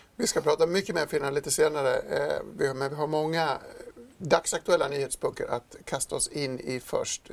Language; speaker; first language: Swedish; native; Swedish